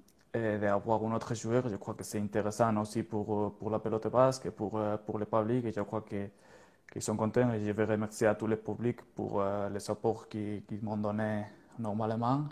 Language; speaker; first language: French; non-native, learner; Spanish